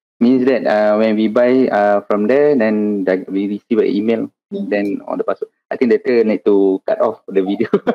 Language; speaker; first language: English; non-native, local second language; Malay